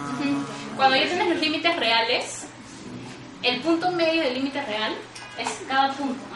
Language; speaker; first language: Spanish; native; Spanish